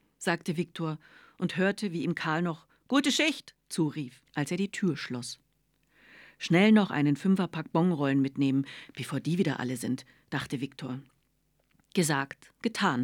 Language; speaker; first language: German; native; German